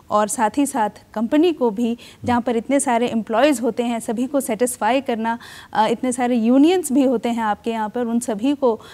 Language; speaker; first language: Hindi; native; Hindi